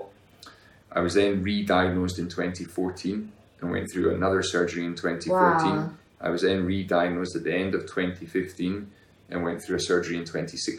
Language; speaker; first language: English; native; English